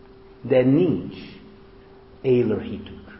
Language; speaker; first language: Hungarian; non-native, fluent; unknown